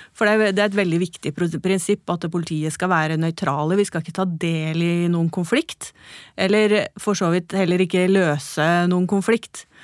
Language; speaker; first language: Norwegian; native; Norwegian